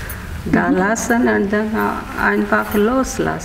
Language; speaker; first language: German; non-native, learner; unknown